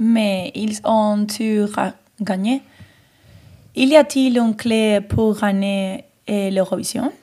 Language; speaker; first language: French; non-native, learner; Spanish